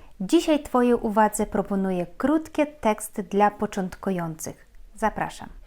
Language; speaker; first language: Polish; non-native, fluent; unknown